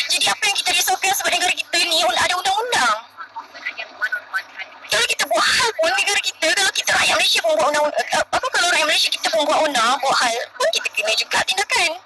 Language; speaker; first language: Malay; native; Malay